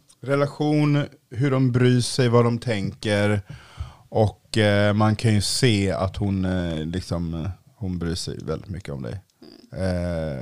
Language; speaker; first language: Swedish; native; Swedish